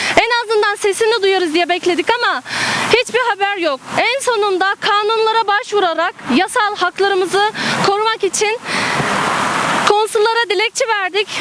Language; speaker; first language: Turkish; non-native, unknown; Uyghur